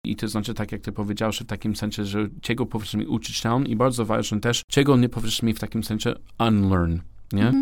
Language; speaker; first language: Polish; non-native, learner; English